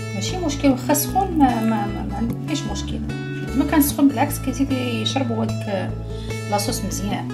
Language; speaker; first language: Arabic; native; Arabic